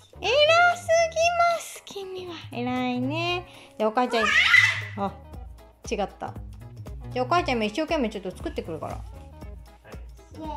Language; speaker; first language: Japanese; native; Japanese